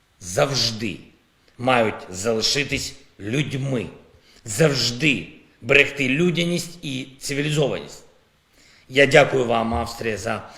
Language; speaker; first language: Ukrainian; non-native, local second language; Russian